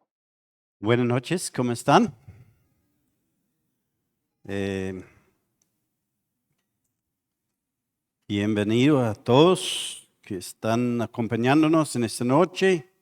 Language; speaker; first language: Spanish; non-native, fluent; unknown